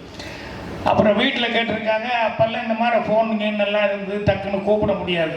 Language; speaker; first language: Tamil; native; Tamil